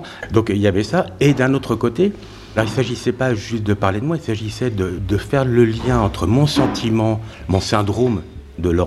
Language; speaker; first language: French; native; French